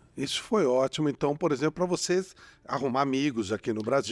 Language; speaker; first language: Portuguese; native; Portuguese